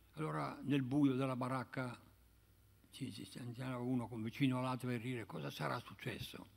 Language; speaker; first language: Italian; native; Italian